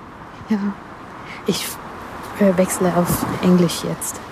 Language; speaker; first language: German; non-native, learner; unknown